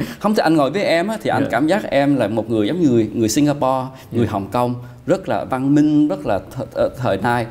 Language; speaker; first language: Vietnamese; early bilingual, heritage; Vietnamese